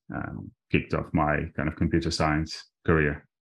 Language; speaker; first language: English; non-native, fluent; Armenian